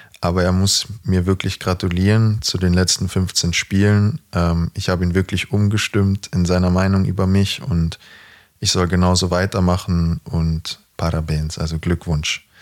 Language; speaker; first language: German; native; German